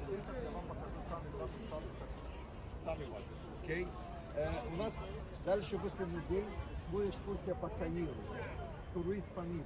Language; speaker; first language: Russian; non-native, learner; Arabic